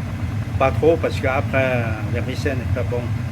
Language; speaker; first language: French; non-native, fluent; Vietnamese